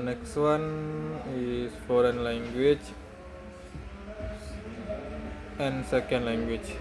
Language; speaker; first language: English; non-native, learner; Indonesian